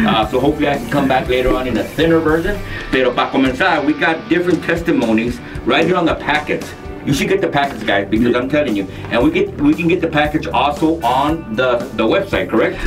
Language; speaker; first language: English; early bilingual, other home language; Spanish